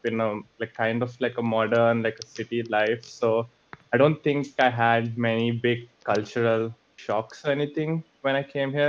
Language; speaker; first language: English; native; English